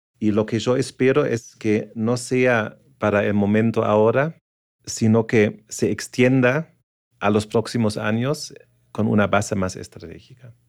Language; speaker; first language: Spanish; non-native, fluent; German